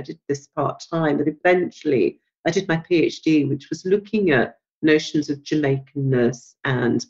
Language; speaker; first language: English; native; English